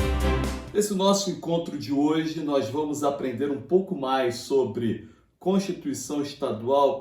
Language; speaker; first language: Portuguese; native; Portuguese